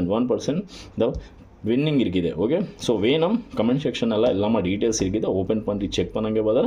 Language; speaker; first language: Tamil; non-native, local second language; Malayalam